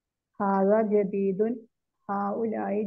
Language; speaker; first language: Arabic; non-native, learner; Malayalam